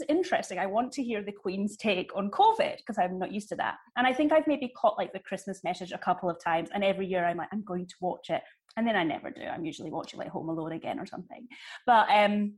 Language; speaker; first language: English; native; English